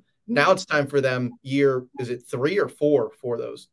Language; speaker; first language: English; native; English